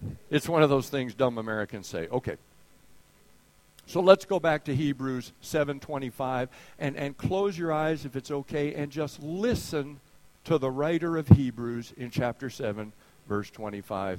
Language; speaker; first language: English; native; English